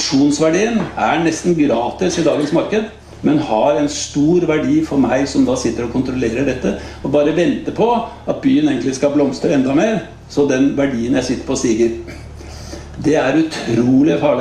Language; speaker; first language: Norwegian; native; Norwegian